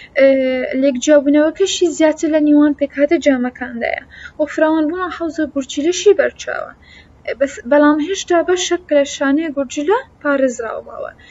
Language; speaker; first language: Central Kurdish; non-native, local second language; Kurdish